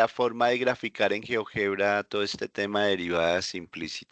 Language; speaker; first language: Spanish; native; Spanish